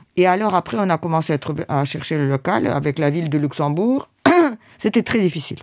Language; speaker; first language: French; non-native, fluent; Russian